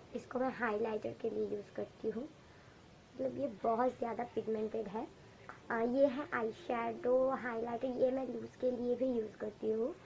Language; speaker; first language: Hindi; non-native, local second language; Bangla